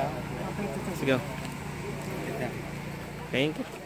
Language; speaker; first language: English; non-native, learner; Filipino